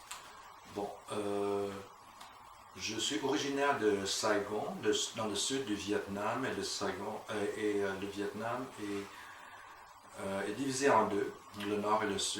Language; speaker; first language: French; non-native, fluent; Vietnamese